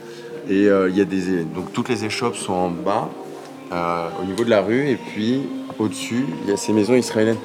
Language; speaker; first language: French; native; French